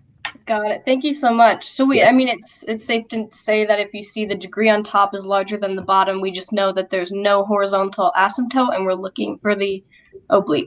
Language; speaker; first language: English; native; English